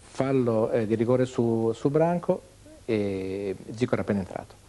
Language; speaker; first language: Italian; native; Italian